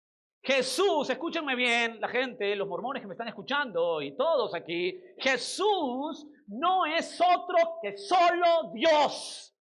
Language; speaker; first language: Spanish; native; Spanish